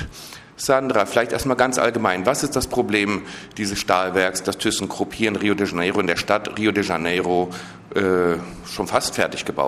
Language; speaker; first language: German; native; German